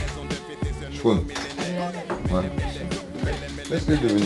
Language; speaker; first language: French; native; French